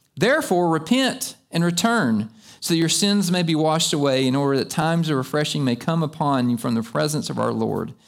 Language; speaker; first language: English; native; English